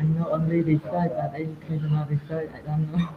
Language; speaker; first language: English; non-native, learner; Khmer